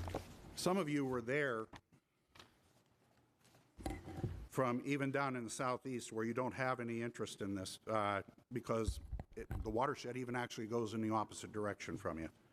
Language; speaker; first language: English; native; English